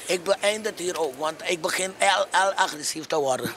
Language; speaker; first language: Dutch; non-native, fluent; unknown